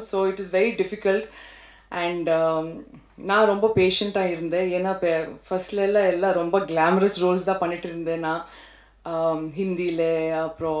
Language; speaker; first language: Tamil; non-native, fluent; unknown